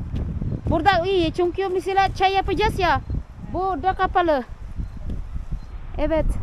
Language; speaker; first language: Turkish; non-native, learner; Filipino